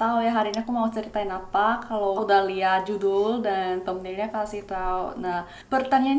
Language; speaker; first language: Indonesian; non-native, fluent; Korean